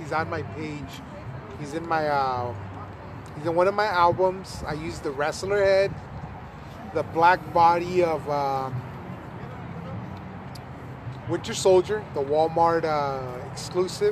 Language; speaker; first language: English; early bilingual, other home language; Spanish